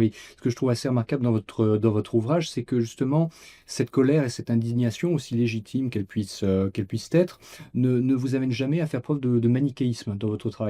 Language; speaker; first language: French; native; French